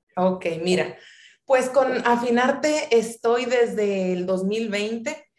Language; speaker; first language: Spanish; native; Spanish